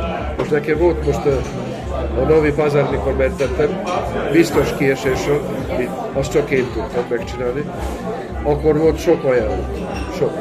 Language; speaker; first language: Hungarian; non-native, local second language; Serbian